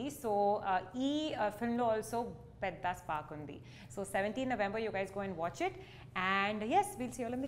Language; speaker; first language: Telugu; non-native, learner; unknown